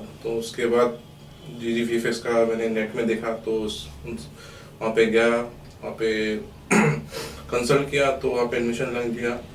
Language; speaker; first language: Hindi; non-native, local second language; Assamese